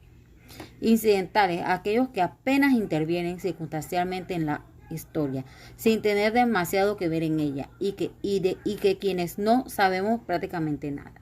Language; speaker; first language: Spanish; native; Spanish